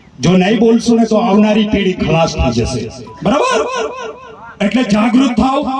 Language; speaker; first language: Gujarati; non-native, local second language; Rathawi